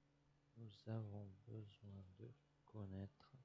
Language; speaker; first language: French; non-native, learner; English